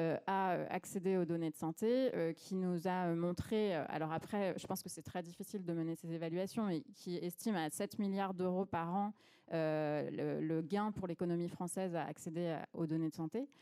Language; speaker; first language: French; native; French